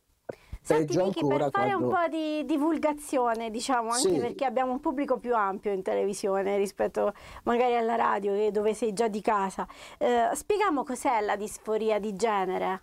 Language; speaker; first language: Italian; native; Italian